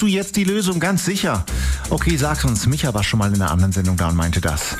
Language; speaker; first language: German; native; German